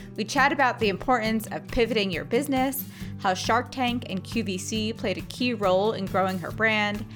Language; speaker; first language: English; native; English